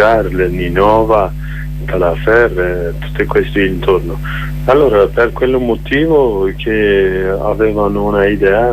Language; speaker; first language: Italian; non-native, learner; Kurdish